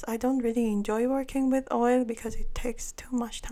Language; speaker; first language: English; non-native, fluent; Armenian